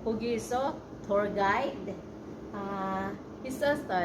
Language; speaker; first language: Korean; non-native, learner; Cebuano